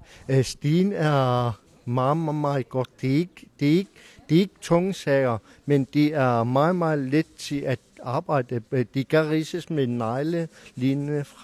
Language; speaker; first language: Danish; non-native, local second language; Kalaallisut